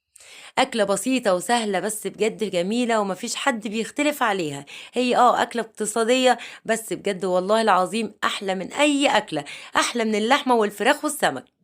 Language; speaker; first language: Arabic; native; Arabic